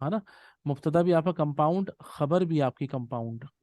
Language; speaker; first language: Hindi; native; Hindi